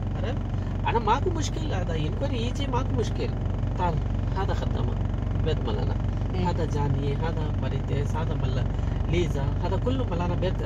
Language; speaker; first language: Arabic; non-native, learner; Hindi